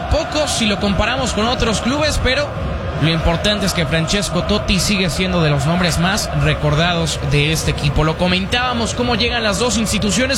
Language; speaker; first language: Spanish; native; Spanish